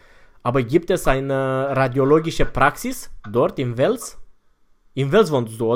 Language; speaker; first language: German; non-native, fluent; Romanian